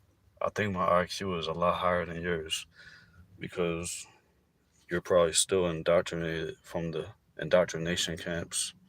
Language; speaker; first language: English; native; English